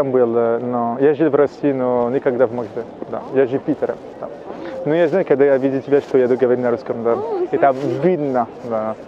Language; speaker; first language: Russian; non-native, learner; French